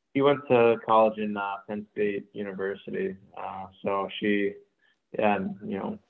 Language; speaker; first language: English; native; English